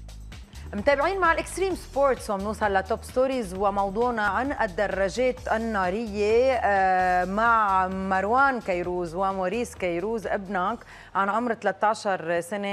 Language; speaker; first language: Arabic; native; Arabic